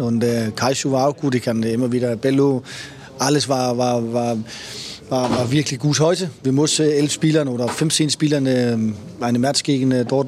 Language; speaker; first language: German; non-native, learner; Danish